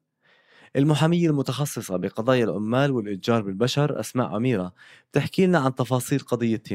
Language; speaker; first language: Arabic; native; Arabic